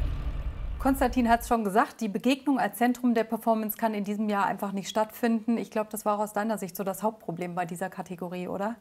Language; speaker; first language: German; native; German